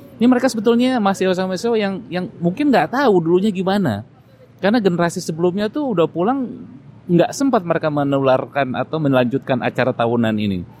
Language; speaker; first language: Indonesian; native; Indonesian